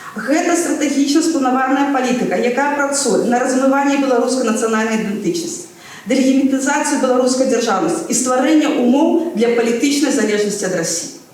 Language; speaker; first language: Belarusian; non-native, local second language; Russian